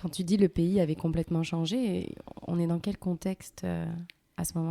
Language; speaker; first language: French; early bilingual, other home language; Arabic